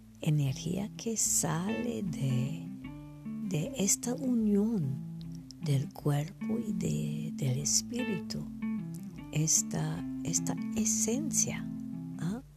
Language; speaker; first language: Spanish; non-native, fluent; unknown